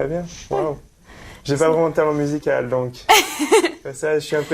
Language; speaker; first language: French; native; French